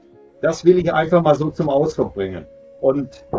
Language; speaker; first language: German; native; German